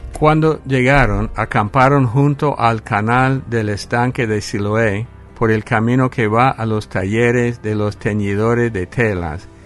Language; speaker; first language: Spanish; non-native, fluent; English